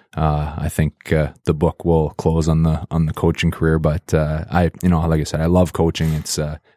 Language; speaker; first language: English; native; English